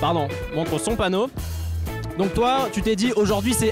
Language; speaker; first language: French; native; French